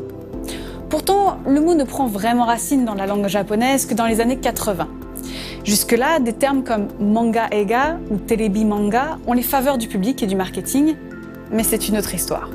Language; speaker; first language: French; native; French